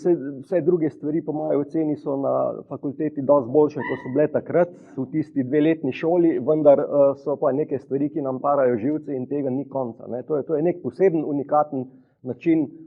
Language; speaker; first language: Slovenian; native; Slovenian